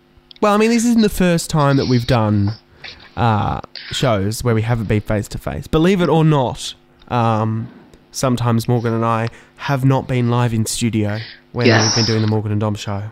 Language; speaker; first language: English; native; English